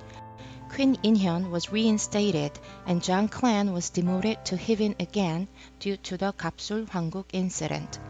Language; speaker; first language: English; non-native, fluent; Korean